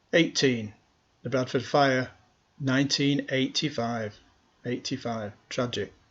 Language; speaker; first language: English; native; English